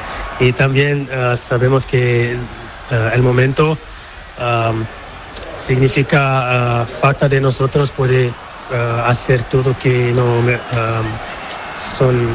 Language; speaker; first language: Spanish; non-native, learner; Portuguese